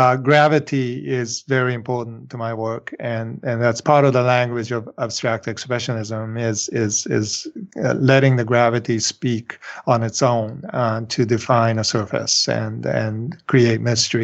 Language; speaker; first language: English; non-native, fluent; Japanese